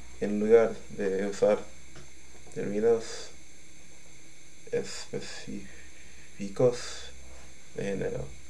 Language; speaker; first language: Spanish; non-native, learner; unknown